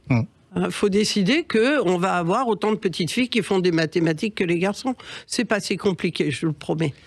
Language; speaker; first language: French; early bilingual, other home language; Catalan